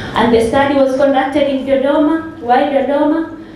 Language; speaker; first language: English; non-native, local second language; Swahili